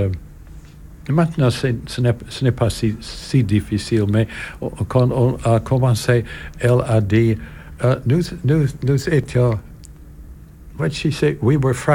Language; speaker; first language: French; non-native, learner; English